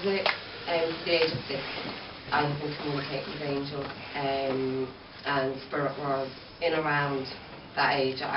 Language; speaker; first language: English; native; English